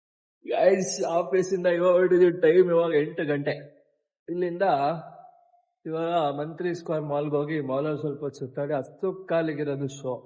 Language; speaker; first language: Kannada; native; Kannada